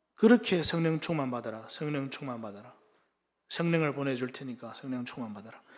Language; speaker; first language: Korean; early bilingual, heritage; Korean